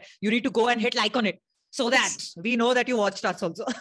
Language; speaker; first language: English; non-native, local second language; Hindi